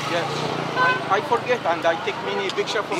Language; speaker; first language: English; non-native, learner; Arabic